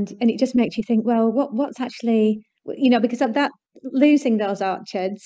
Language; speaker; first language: English; native; English